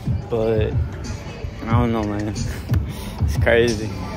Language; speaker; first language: English; early bilingual, other home language; Spanish